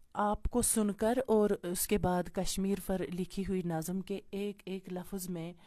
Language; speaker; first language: Urdu; non-native, local second language; Kashmiri